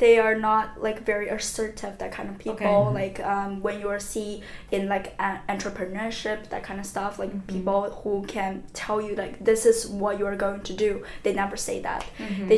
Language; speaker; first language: English; non-native, fluent; Chinese